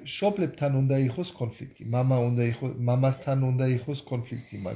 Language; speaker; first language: Georgian; non-native, learner; German